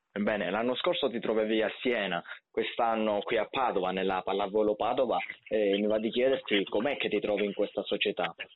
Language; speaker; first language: Italian; native; Italian